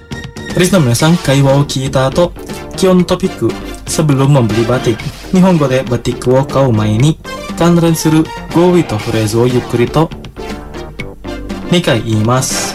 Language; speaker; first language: Japanese; non-native, fluent; Indonesian